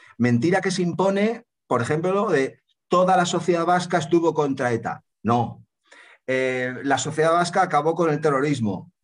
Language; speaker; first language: Spanish; native; Spanish